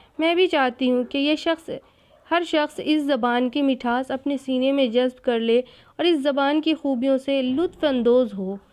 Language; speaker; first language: Urdu; native; Urdu